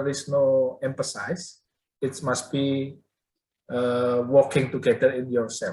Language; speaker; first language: English; non-native, learner; Indonesian